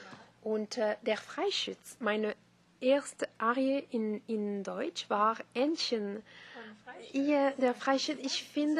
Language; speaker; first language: German; non-native, learner; French